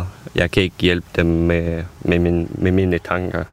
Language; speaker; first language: Danish; early bilingual, other home language; Ukrainian